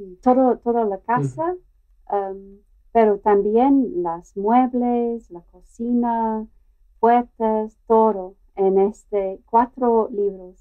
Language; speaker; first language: Spanish; non-native, learner; English